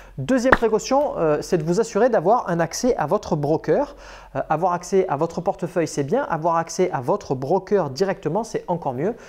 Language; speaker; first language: French; native; French